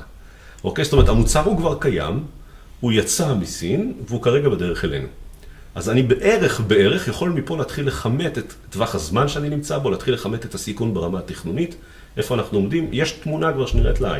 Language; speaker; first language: Hebrew; native; Hebrew